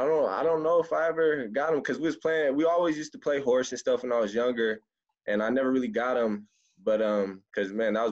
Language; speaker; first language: English; native; English